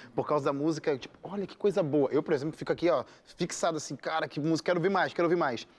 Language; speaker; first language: Portuguese; native; Portuguese